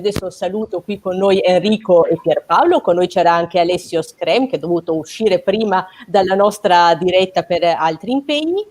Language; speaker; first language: Italian; native; Italian